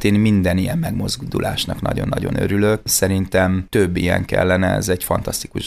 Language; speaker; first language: Hungarian; native; Hungarian